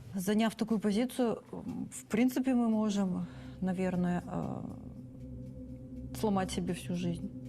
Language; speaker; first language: Russian; native; Russian